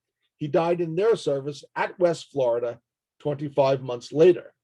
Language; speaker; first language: English; native; English